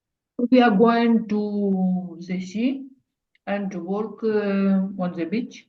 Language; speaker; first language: English; non-native, learner; Russian